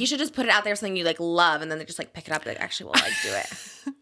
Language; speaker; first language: English; native; English